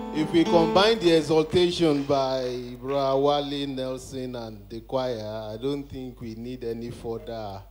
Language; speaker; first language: English; non-native, local second language; Yoruba